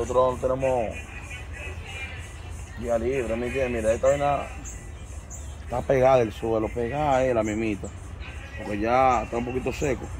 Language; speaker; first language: Spanish; native; Spanish